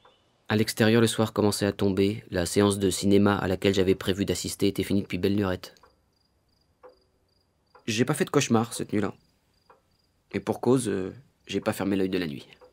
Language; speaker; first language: French; native; French